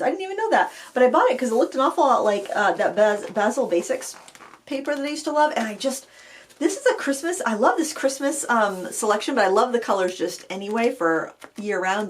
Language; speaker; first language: English; native; English